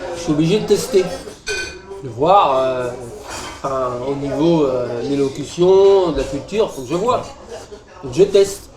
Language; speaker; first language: French; early bilingual, other home language; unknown